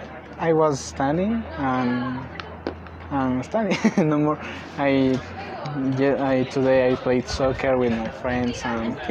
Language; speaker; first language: English; non-native, learner; Spanish